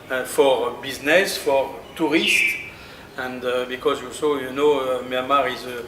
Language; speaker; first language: English; non-native, learner; French